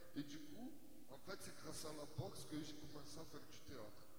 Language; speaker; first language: French; native; French